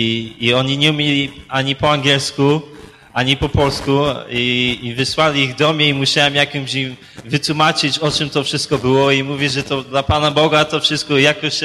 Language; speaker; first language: Polish; early bilingual, heritage; Polish